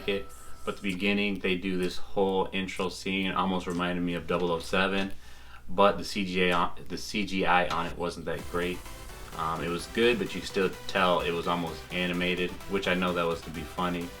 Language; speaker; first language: English; native; English